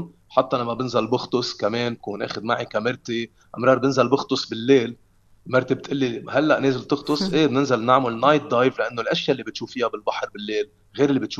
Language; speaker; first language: Arabic; native; Arabic